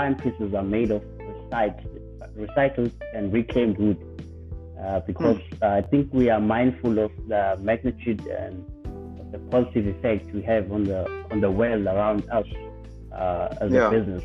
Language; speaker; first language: English; non-native, local second language; Zulu